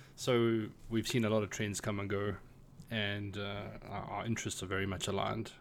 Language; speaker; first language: English; native; English